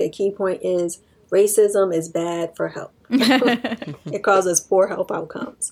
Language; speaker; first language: English; native; English